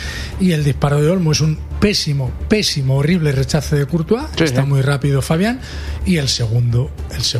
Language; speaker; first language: Spanish; native; Spanish